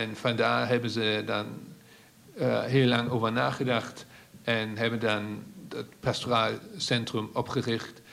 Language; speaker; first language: Dutch; non-native, fluent; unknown